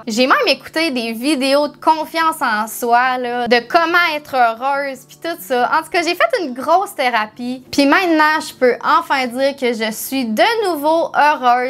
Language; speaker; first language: French; native; French